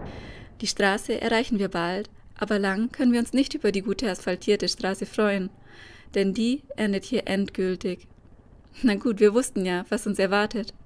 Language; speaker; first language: German; native; German